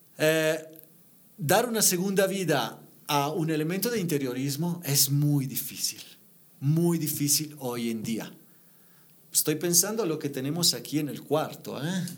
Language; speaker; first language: Spanish; non-native, fluent; Italian